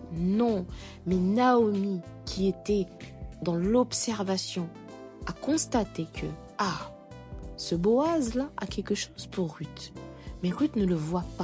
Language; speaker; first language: French; native; French